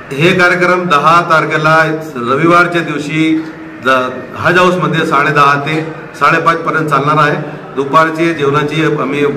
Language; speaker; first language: Marathi; non-native, local second language; Urdu